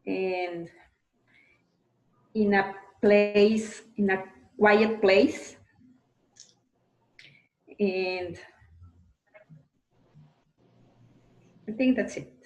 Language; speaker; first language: English; non-native, learner; Spanish